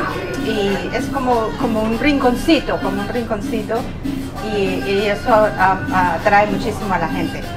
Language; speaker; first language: Spanish; early bilingual, other home language; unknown